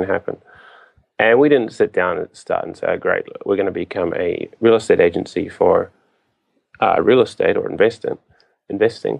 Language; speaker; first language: English; native; English